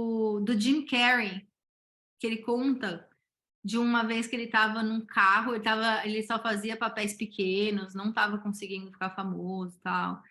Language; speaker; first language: Portuguese; native; Portuguese